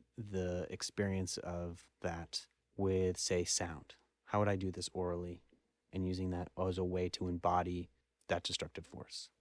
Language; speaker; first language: English; native; English